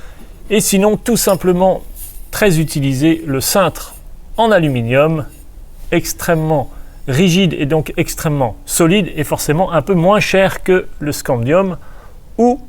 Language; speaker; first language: French; native; French